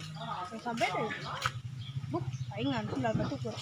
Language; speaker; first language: Indonesian; non-native, local second language; Sundanese